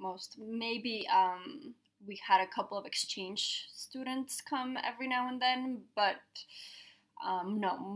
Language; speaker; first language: English; non-native, fluent; Spanish